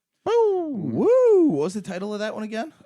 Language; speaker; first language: English; native; English